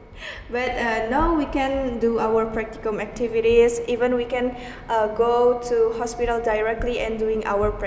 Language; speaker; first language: English; non-native, learner; Indonesian